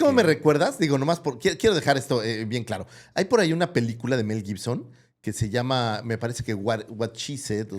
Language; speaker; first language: Spanish; native; Spanish